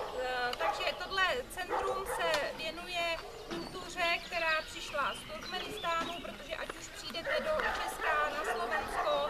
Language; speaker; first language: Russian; non-native, learner; Czech